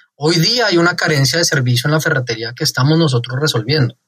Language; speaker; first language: Spanish; native; Spanish